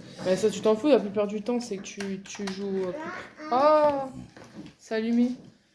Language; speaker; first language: French; native; French